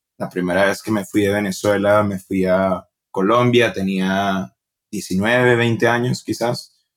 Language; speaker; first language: Spanish; native; Spanish